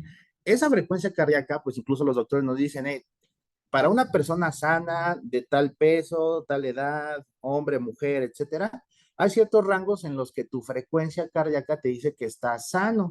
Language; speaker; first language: Spanish; native; Spanish